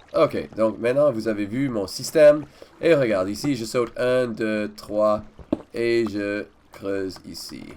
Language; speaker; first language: French; non-native, learner; English